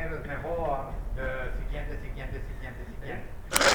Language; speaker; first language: Spanish; non-native, fluent; English